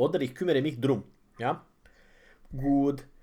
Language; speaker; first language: German; non-native, fluent; Romanian